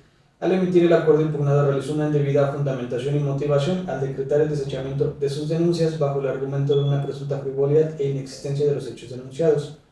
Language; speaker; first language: Spanish; native; Spanish